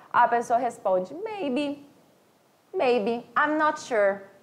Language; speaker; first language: English; non-native, fluent; Portuguese